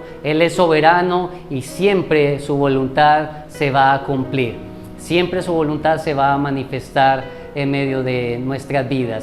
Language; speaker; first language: Spanish; native; Spanish